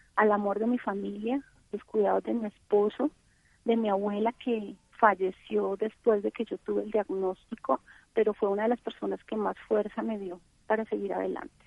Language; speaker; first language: Spanish; native; Spanish